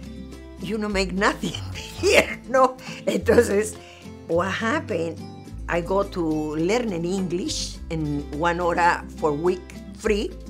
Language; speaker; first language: English; non-native, learner; Spanish